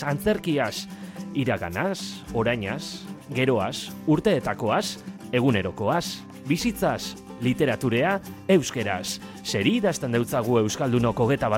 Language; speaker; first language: Basque; native; Basque